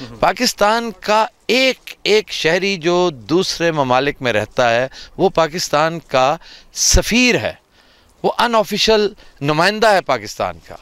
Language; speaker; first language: Urdu; native; Urdu